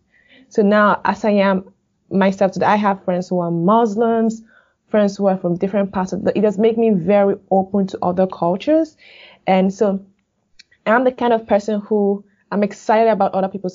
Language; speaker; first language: English; non-native, local second language; Igbo